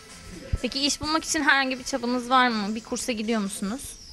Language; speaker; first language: Turkish; native; Turkish